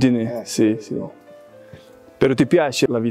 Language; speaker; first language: Italian; non-native, learner; Portuguese